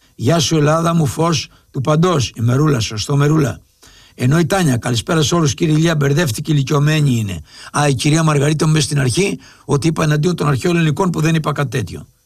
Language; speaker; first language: Greek; native; Greek